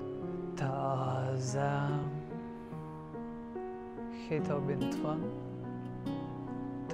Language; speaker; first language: Vietnamese; non-native, learner; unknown